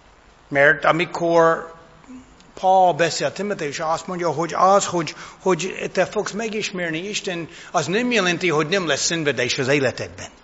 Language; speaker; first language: Hungarian; non-native, fluent; English